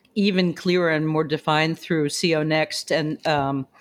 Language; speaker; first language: English; native; English